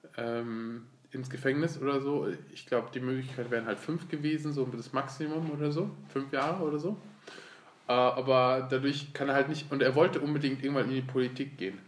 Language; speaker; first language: German; early bilingual, other home language; Turkish